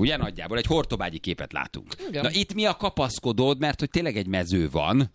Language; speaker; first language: Hungarian; native; Hungarian